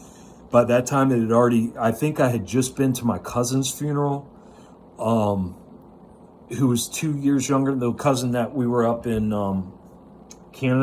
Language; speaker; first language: English; native; English